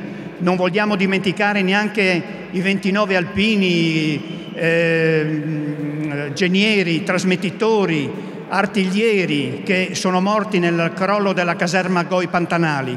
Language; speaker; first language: Italian; native; Italian